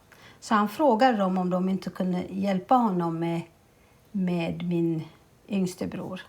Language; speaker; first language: Swedish; early bilingual, other home language; Amharic